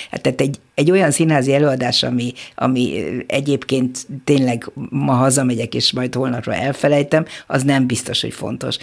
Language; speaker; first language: Hungarian; native; Hungarian